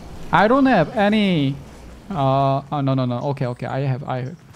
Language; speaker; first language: English; non-native, learner; Korean